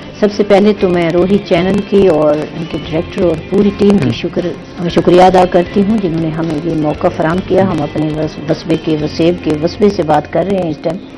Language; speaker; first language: Urdu; non-native, local second language; Saraiki